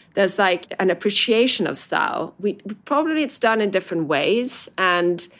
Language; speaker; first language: English; non-native, fluent; Italian